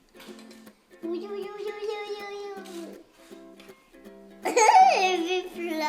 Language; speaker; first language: French; early bilingual, heritage; Japanese